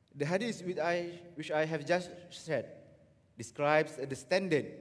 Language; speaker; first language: English; non-native, local second language; Malay